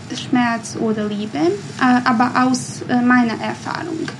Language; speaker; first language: German; non-native, fluent; Bosnian